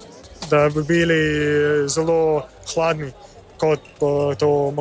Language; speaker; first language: Slovenian; non-native, learner; Russian